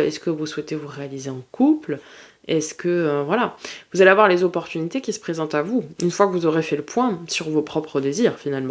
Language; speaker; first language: French; native; French